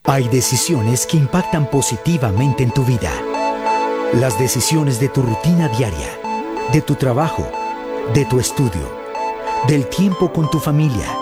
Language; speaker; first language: Spanish; native; Spanish